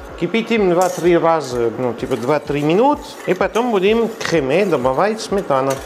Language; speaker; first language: Russian; non-native, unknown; French